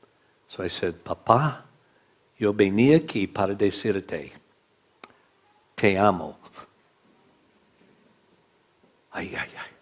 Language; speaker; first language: Spanish; non-native, learner; English